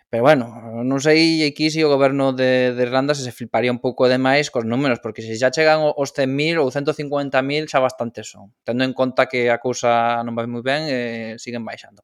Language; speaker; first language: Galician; non-native, local second language; Spanish